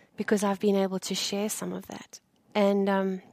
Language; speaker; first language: English; native; English